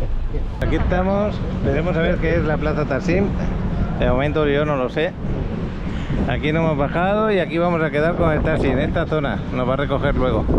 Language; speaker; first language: Spanish; native; Spanish